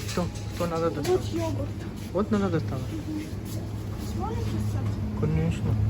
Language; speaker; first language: Russian; non-native, learner; Hindi